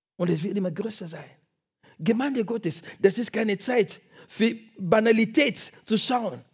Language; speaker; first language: German; non-native, fluent; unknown